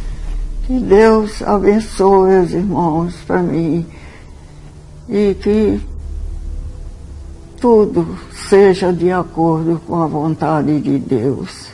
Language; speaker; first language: Portuguese; early bilingual, other home language; Swedish